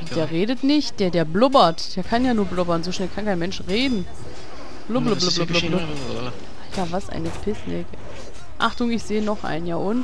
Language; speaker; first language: German; native; German